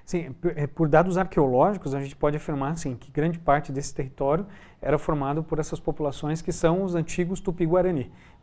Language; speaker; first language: Portuguese; native; Portuguese